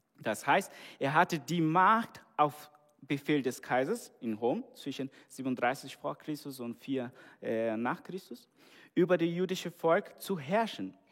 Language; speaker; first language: German; non-native, fluent; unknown